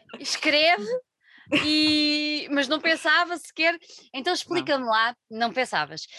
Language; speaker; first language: Portuguese; native; Portuguese